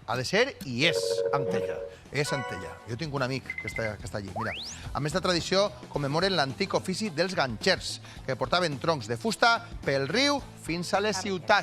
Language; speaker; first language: Catalan; native; Catalan